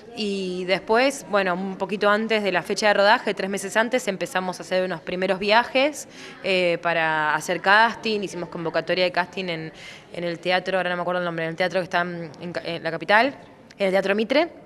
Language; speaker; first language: Spanish; native; Spanish